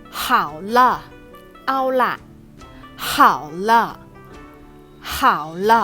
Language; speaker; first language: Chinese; non-native, fluent; Thai